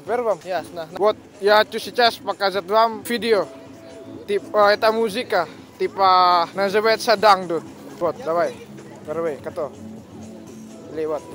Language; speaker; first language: Russian; non-native, learner; Indonesian